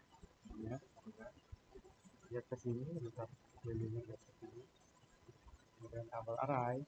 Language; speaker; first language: Indonesian; native; Indonesian